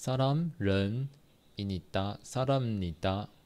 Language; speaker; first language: Korean; non-native, learner; Chinese